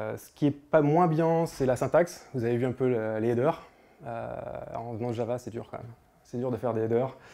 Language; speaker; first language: French; native; French